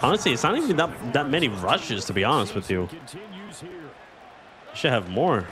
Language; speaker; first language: English; native; English